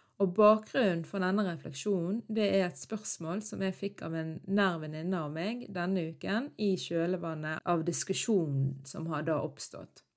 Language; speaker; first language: Norwegian; native; Norwegian